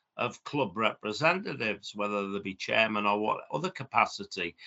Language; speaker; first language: English; native; English